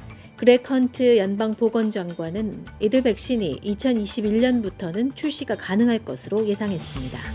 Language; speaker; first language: Korean; native; Korean